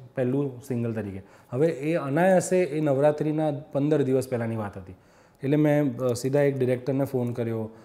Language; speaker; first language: Gujarati; native; Gujarati